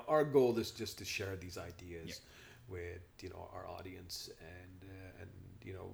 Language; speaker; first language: English; non-native, local second language; Hindi